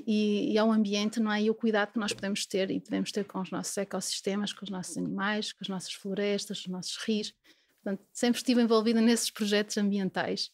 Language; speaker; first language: Portuguese; native; Portuguese